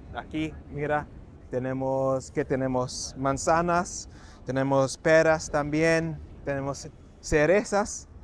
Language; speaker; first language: Spanish; non-native, fluent; English